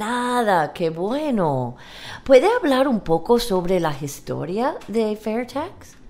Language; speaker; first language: Spanish; non-native, learner; English